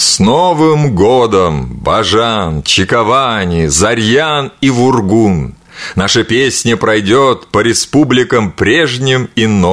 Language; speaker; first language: Russian; native; Russian